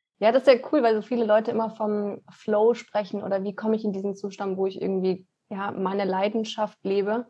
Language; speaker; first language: German; native; German